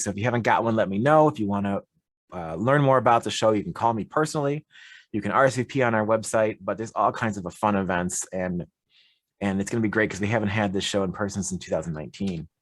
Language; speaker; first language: English; native; English